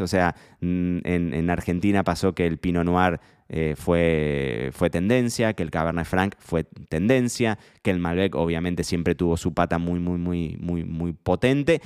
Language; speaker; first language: Spanish; native; Spanish